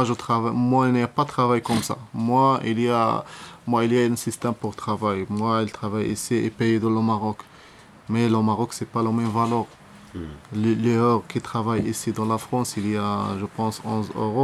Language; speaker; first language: French; non-native, learner; Arabic